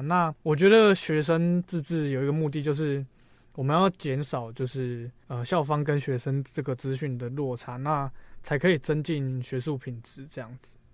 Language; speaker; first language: Chinese; native; Chinese